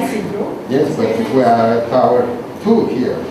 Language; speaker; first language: English; non-native, learner; Romanian